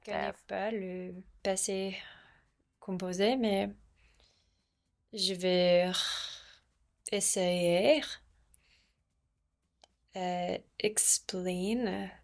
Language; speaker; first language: French; non-native, learner; English